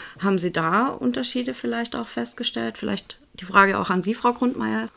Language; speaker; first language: German; native; German